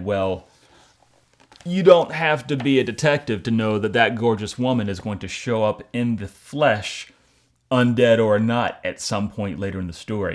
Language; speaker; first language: English; native; English